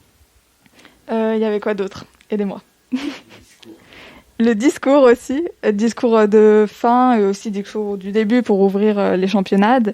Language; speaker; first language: French; native; French